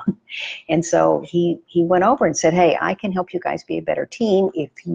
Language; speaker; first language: English; native; English